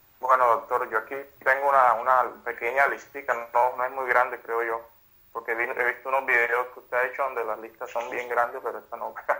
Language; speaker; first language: Spanish; native; Spanish